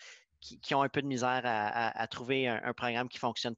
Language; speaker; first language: French; native; French